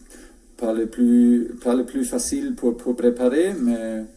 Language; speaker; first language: French; non-native, fluent; German